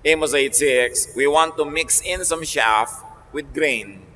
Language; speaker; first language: English; non-native, local second language; Filipino